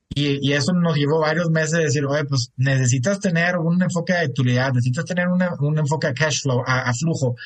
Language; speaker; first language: Spanish; non-native, fluent; German